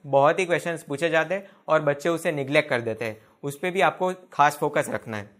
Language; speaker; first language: Hindi; non-native, local second language; Gujarati